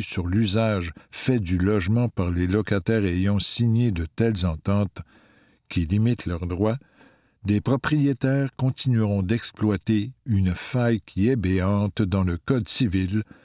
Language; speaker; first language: French; native; French